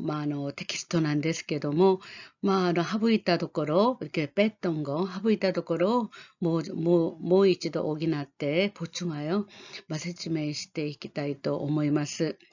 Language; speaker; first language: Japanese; non-native, fluent; Korean